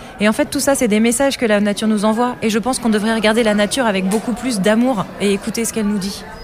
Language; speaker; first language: French; non-native, fluent; Portuguese